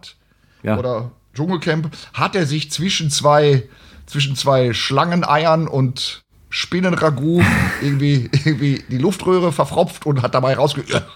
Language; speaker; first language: German; native; German